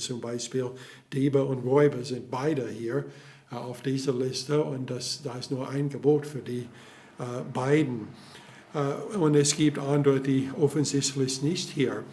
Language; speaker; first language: German; non-native, fluent; English